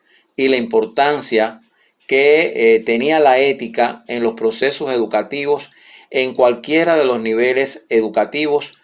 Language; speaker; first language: Spanish; native; Spanish